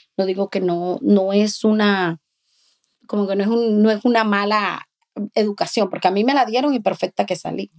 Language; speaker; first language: Spanish; native; Spanish